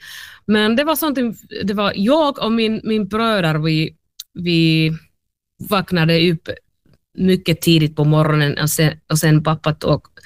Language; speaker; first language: Swedish; non-native, learner; Finnish